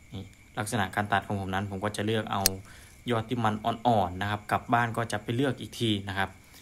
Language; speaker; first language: Thai; native; Thai